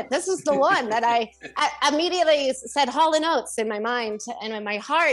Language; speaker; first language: English; native; English